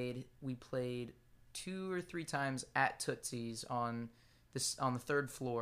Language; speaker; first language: English; native; English